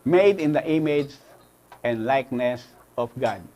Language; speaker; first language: English; non-native, local second language; Filipino